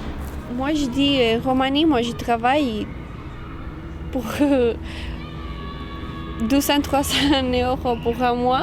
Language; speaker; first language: French; non-native, learner; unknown